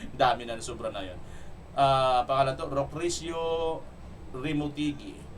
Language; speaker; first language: Filipino; non-native, local second language; Cebuano